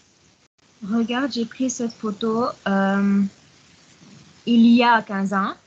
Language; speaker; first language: French; non-native, learner; Arabic